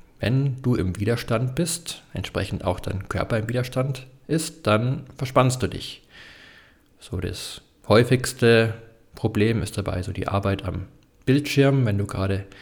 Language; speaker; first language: German; native; German